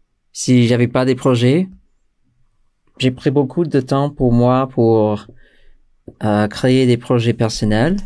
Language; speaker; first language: French; non-native, fluent; English